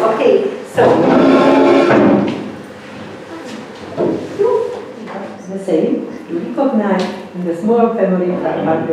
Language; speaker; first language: English; non-native, fluent; Hungarian